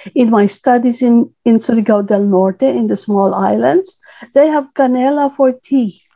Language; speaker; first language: English; non-native, local second language; Cebuano